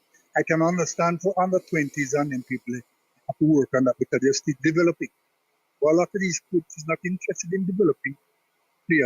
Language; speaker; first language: English; non-native, local second language; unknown